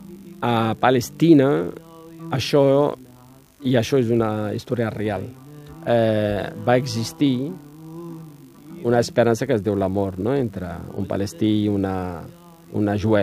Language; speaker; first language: Catalan; non-native, fluent; Riffian